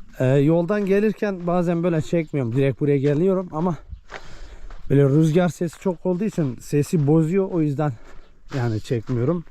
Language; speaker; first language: Turkish; native; Turkish